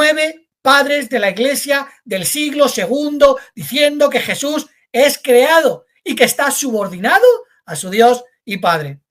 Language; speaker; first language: Spanish; native; Spanish